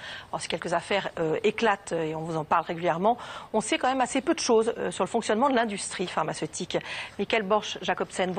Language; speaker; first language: French; native; French